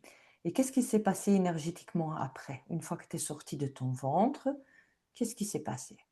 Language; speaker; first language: French; native; French